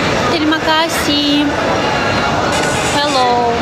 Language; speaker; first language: Indonesian; non-native, learner; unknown